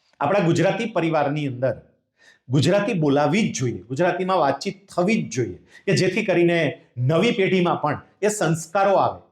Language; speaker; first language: Gujarati; native; Gujarati